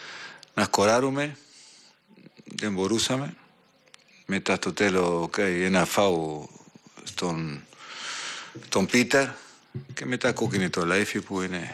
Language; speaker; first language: Greek; non-native, learner; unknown